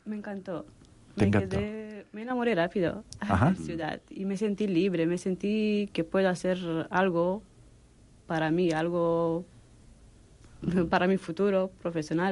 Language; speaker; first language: Spanish; non-native, fluent; Romanian